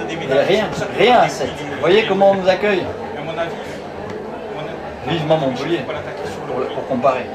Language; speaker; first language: French; native; French